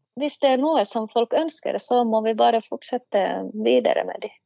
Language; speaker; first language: Norwegian; non-native, fluent; Finnish